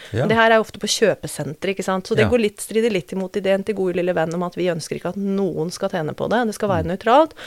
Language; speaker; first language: Norwegian; native; Norwegian